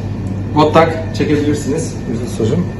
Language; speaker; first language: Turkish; native; Turkish